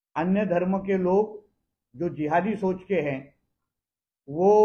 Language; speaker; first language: Hindi; non-native, local second language; Marathi